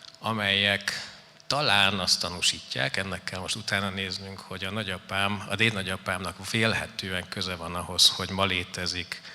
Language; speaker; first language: Hungarian; native; Hungarian